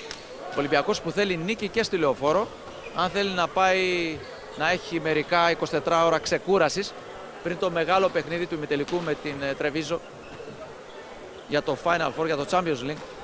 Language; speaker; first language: Greek; native; Greek